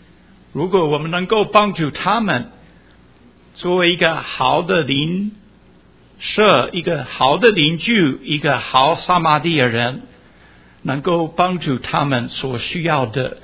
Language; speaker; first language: Chinese; early bilingual, heritage; Chinese